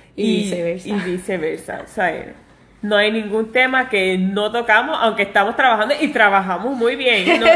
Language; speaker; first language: Spanish; early bilingual, heritage; Spanish